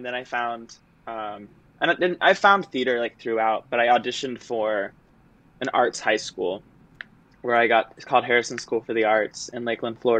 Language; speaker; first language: English; native; English